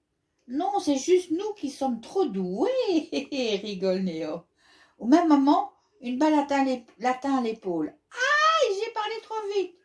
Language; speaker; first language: French; native; French